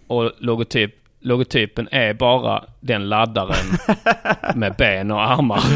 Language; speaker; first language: Swedish; native; Swedish